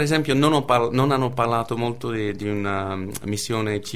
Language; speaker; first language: Italian; non-native, fluent; English